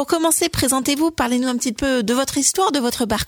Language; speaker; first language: French; native; French